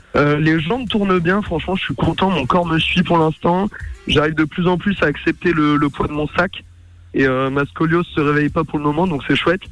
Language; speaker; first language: French; native; French